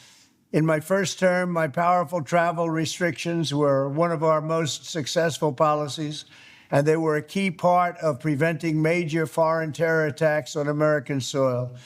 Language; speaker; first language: English; native; English